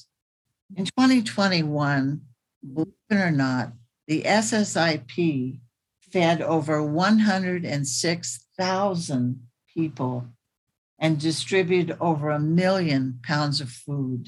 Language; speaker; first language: English; native; English